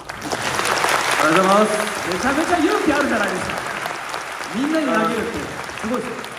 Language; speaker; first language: Japanese; native; Japanese